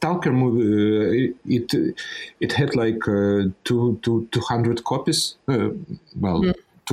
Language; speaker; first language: English; non-native, fluent; Russian